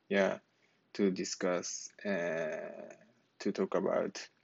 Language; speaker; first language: English; non-native, learner; Japanese